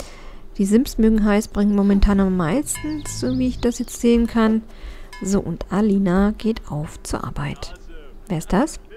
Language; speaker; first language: German; native; German